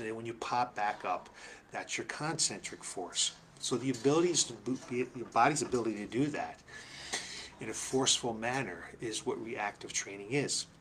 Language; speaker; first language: English; native; English